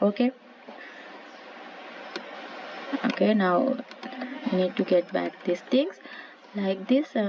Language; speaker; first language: English; non-native, local second language; Sinhala